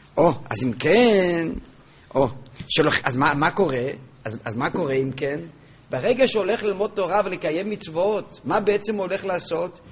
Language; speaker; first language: Hebrew; non-native, local second language; Yiddish